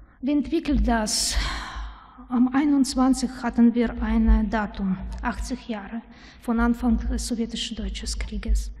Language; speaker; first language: German; non-native, learner; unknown